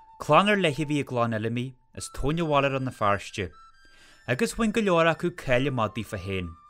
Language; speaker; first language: Irish; native; Irish